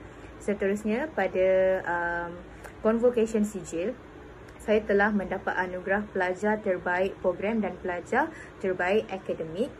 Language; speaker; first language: Malay; native; Malay